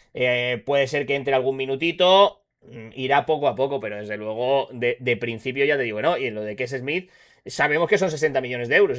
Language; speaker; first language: Spanish; native; Spanish